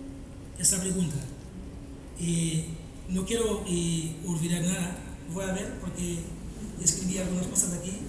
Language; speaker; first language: Spanish; non-native, fluent; Haitian Creole